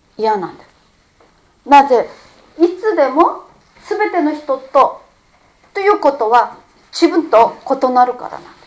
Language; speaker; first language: Japanese; non-native, fluent; Korean